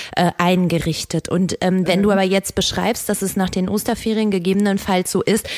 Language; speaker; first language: German; native; German